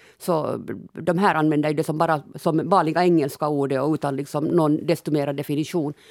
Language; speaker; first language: Swedish; native; Swedish